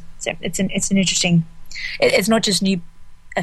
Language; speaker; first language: English; native; English